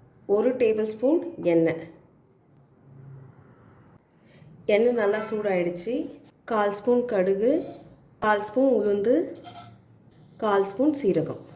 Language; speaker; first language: Tamil; native; Tamil